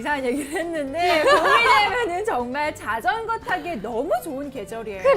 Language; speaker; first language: Korean; native; Korean